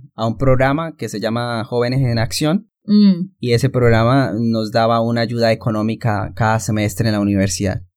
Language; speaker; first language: Spanish; native; Spanish